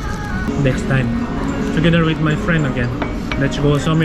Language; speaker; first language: English; non-native, fluent; Korean